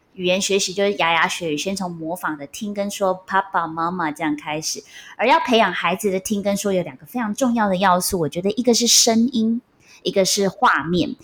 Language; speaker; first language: Chinese; non-native, local second language; Min Nan Chinese